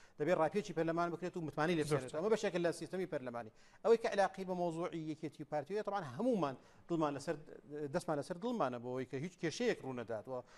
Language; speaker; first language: Central Kurdish; native; Central Kurdish